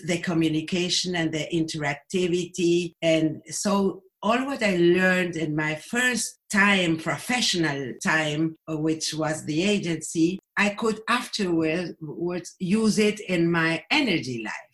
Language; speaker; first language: English; non-native, fluent; Spanish